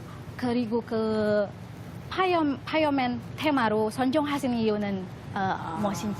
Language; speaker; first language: Korean; non-native, fluent; Indonesian